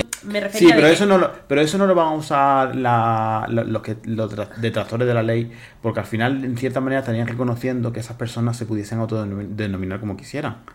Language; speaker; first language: Spanish; native; Spanish